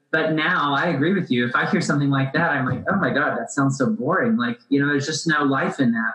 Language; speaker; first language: English; native; English